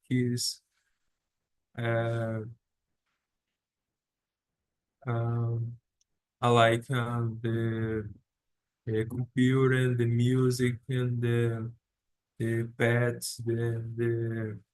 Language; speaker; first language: English; non-native, learner; Portuguese